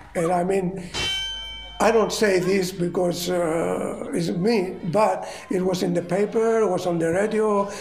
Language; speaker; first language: English; non-native, fluent; Greek